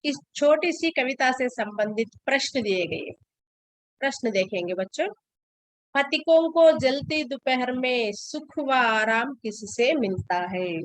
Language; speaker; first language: Hindi; non-native, local second language; Telugu